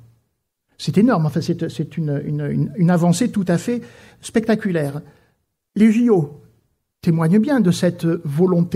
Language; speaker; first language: French; native; French